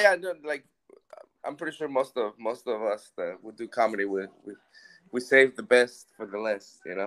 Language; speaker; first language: English; non-native, fluent; Spanish